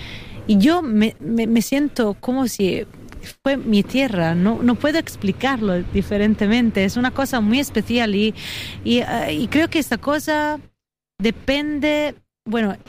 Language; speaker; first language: Spanish; non-native, fluent; Italian